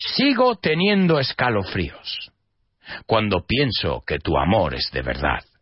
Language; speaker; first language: Spanish; non-native, fluent; English